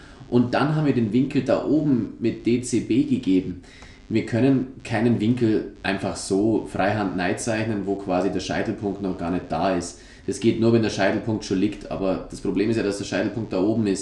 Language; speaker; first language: German; native; German